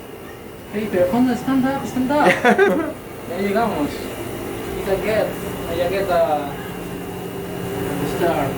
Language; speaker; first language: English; non-native, learner; Spanish